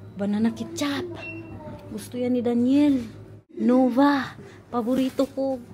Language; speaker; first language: Filipino; non-native, local second language; Cebuano